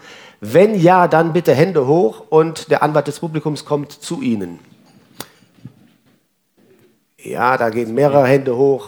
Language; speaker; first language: German; native; German